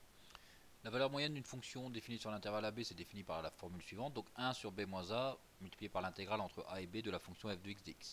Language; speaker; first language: French; native; French